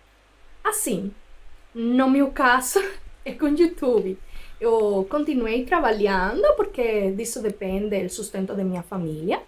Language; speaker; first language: Portuguese; non-native, fluent; Spanish